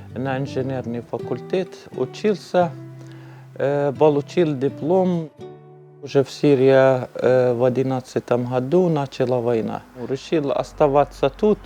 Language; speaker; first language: Ukrainian; non-native, learner; Arabic